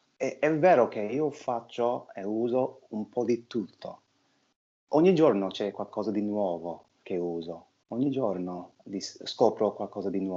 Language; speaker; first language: Italian; non-native, fluent; English